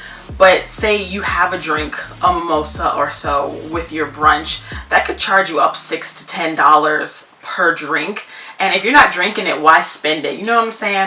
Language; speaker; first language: English; native; English